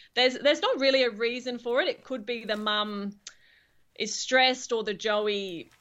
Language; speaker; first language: English; native; English